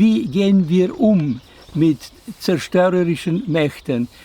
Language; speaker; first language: German; non-native, fluent; Slovenian